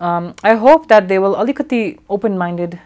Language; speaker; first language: Nepali; early bilingual, heritage; English